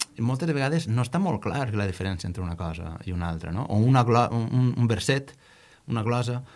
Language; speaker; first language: Catalan; native; Catalan